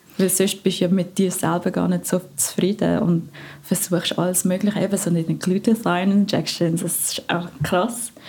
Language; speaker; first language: German; non-native, fluent; Filipino